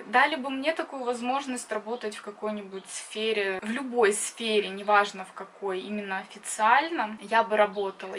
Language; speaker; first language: Russian; native; Russian